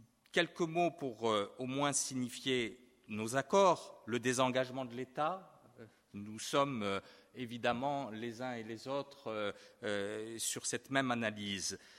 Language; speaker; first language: French; non-native, fluent; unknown